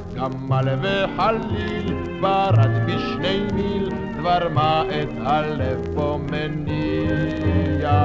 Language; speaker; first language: Hebrew; early bilingual, other home language; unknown